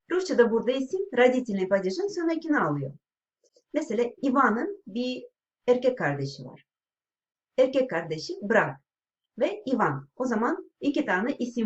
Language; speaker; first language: Turkish; non-native, fluent; Russian